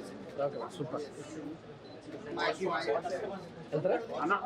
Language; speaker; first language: Telugu; native; Telugu